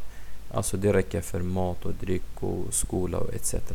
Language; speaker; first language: Swedish; non-native, fluent; Arabic